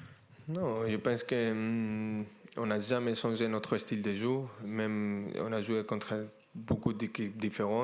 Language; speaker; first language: French; non-native, fluent; Spanish